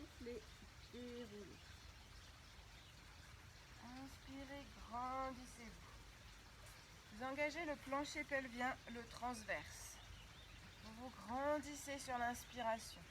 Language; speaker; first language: French; native; French